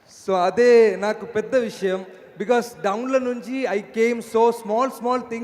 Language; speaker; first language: Telugu; non-native, learner; Malayalam